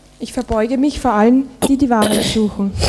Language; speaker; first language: German; native; German